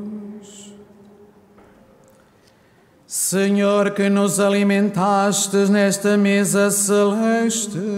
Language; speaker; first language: Portuguese; native; Portuguese